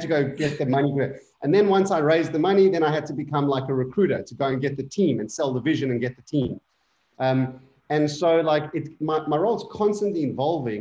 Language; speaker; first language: English; native; English